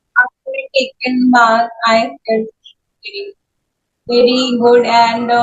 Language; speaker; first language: English; non-native, learner; Hindi